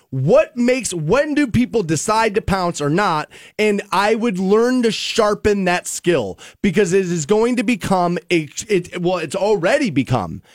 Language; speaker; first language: English; native; English